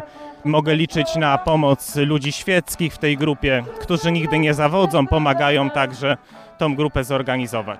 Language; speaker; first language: Polish; native; Polish